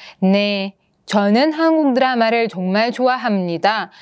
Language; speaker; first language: Korean; non-native, fluent; Russian